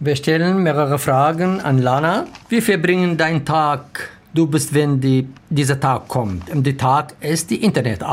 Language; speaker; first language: German; non-native, learner; Arabic